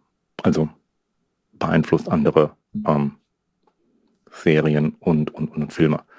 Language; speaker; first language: German; native; German